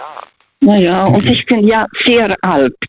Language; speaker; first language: German; non-native, fluent; Russian